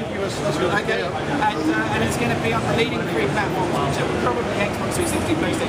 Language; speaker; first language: English; native; English